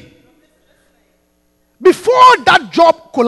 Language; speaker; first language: English; non-native, local second language; Akan